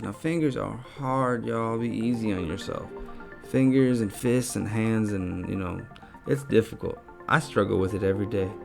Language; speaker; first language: English; native; English